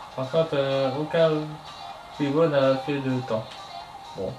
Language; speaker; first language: French; native; French